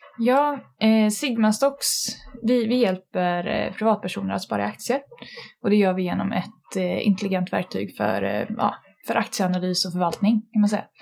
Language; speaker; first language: Swedish; native; Swedish